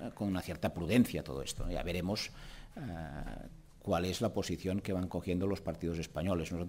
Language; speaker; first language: Spanish; non-native, local second language; Catalan